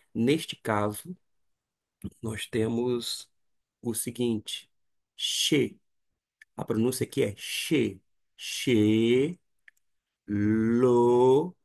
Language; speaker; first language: Portuguese; native; Portuguese